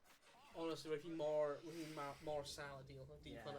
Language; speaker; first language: Welsh; native; Welsh